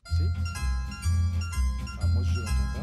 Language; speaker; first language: Spanish; non-native, fluent; French